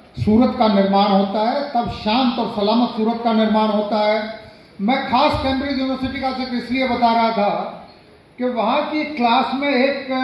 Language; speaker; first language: Hindi; native; Hindi